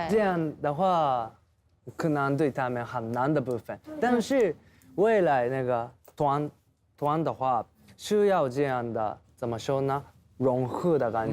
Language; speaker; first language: Chinese; non-native, learner; Japanese